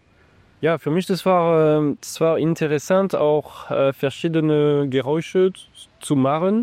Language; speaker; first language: German; non-native, learner; English